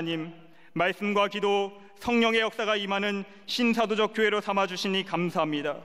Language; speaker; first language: Korean; native; Korean